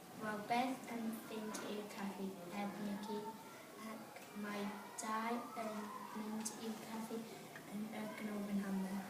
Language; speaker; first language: Welsh; non-native, learner; English